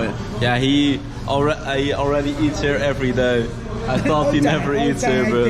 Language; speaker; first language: English; non-native, fluent; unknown